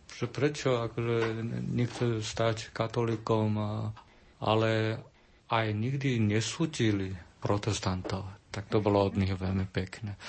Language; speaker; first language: Slovak; non-native, learner; Chinese